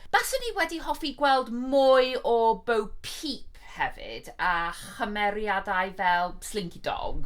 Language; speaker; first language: Welsh; non-native, fluent; English